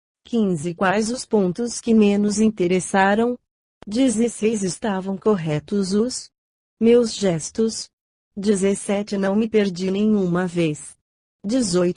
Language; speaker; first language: Portuguese; native; Portuguese